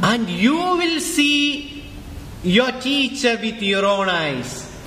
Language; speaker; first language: English; non-native, local second language; Malayalam